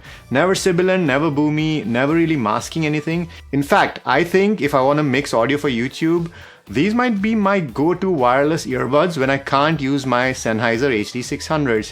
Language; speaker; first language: English; non-native, fluent; Dutch